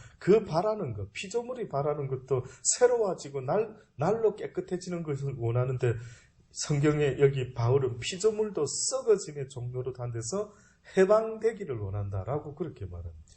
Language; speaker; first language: Korean; native; Korean